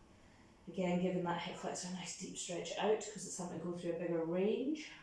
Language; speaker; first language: English; native; English